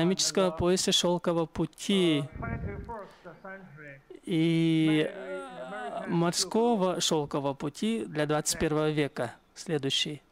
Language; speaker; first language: Russian; non-native, fluent; Chinese